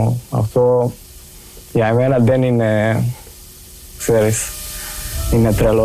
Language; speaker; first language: Greek; non-native, learner; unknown